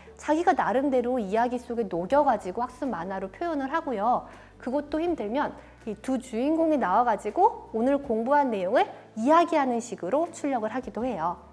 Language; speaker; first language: Korean; native; Korean